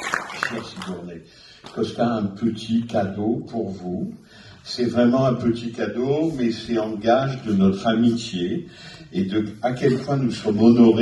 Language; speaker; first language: French; native; French